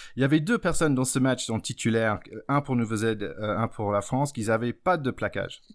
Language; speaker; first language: French; non-native, fluent; English